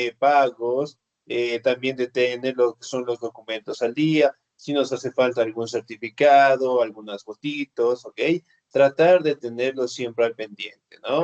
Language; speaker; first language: Spanish; native; Spanish